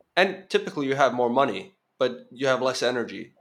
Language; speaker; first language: English; non-native, fluent; Norwegian